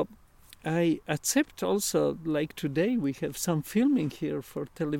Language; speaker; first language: English; non-native, learner; Italian